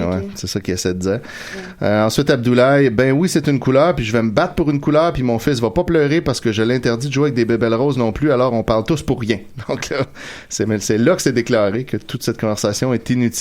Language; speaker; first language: French; native; French